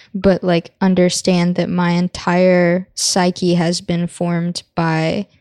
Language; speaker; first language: English; native; English